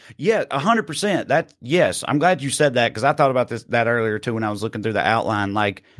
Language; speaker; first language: English; native; English